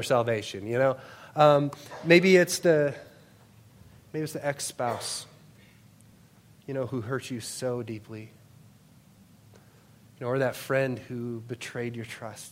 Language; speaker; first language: English; native; English